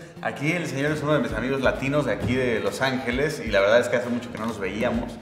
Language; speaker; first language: Spanish; native; Spanish